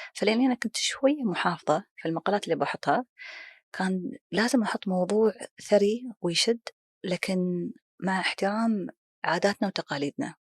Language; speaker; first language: Egyptian Arabic; non-native, fluent; Arabic